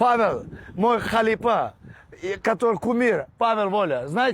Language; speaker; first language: Russian; non-native, local second language; Turkmen